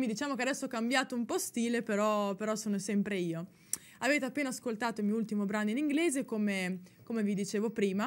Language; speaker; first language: Italian; native; Italian